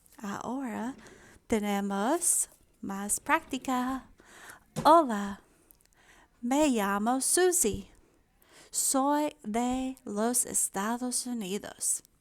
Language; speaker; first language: Spanish; non-native, fluent; English